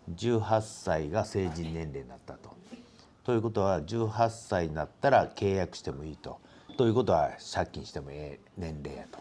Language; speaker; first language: Japanese; native; Japanese